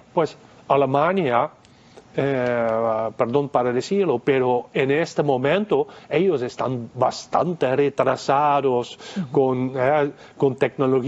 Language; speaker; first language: Spanish; non-native, fluent; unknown